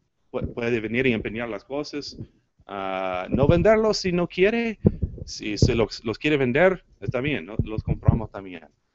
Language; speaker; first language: Spanish; non-native, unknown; English